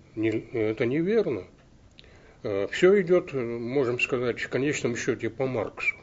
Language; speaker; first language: Russian; native; Russian